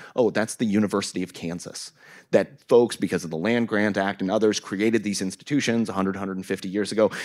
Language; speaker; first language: English; native; English